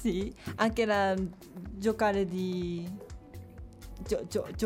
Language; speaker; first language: Italian; non-native, learner; Japanese